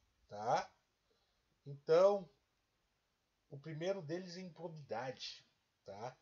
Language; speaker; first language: Portuguese; native; Portuguese